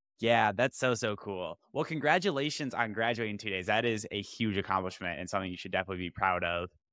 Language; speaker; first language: English; native; English